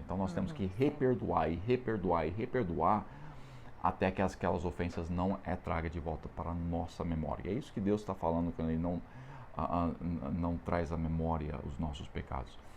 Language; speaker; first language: Portuguese; non-native, fluent; English